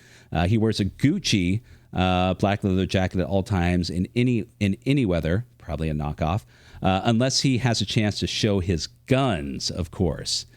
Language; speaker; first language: English; native; English